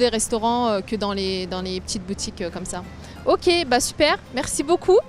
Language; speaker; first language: French; native; French